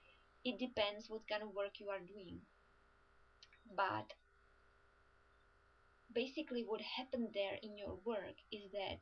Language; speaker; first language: English; non-native, fluent; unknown